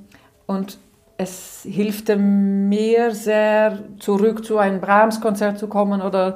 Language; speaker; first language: German; non-native, fluent; Dutch